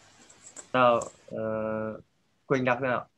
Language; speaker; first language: English; non-native, fluent; Vietnamese